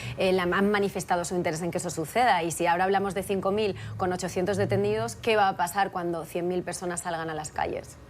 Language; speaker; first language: Spanish; native; Spanish